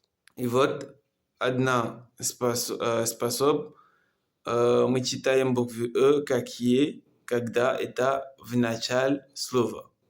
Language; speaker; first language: Russian; non-native, learner; Comorian